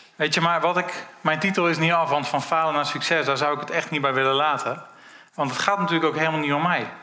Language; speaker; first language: Dutch; native; Dutch